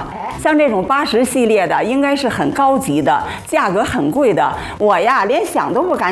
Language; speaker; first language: Chinese; native; Chinese